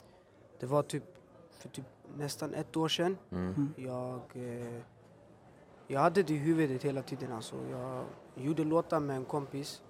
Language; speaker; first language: Swedish; early bilingual, other home language; Albanian